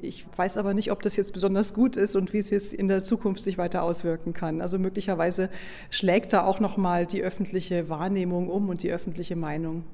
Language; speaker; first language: German; native; German